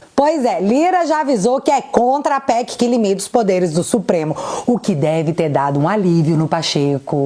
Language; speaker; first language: Portuguese; native; Portuguese